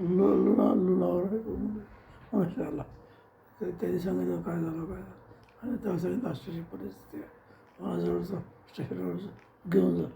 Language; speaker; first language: Marathi; non-native, local second language; Gujarati